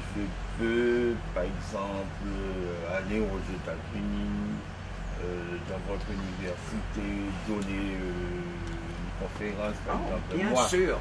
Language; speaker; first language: French; non-native, local second language; Haitian Creole